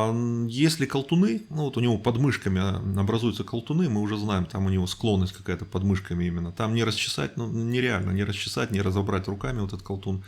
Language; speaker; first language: Russian; native; Russian